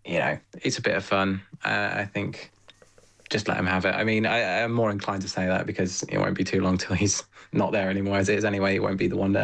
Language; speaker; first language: English; native; English